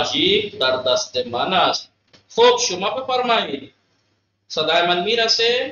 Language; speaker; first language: Persian; non-native, fluent; Urdu